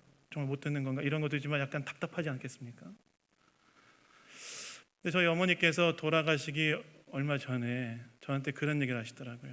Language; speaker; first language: Korean; native; Korean